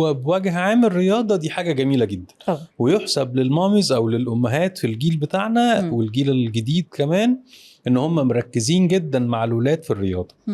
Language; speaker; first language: Arabic; native; Arabic